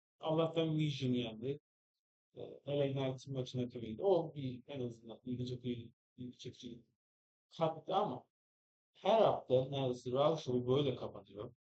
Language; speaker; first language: Turkish; native; Turkish